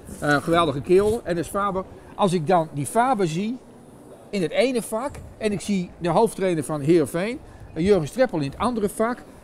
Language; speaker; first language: Dutch; native; Dutch